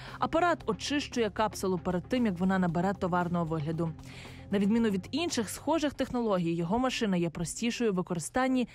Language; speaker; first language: Ukrainian; native; Ukrainian